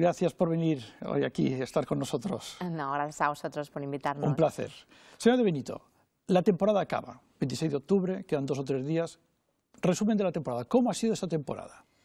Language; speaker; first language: Spanish; non-native, local second language; Catalan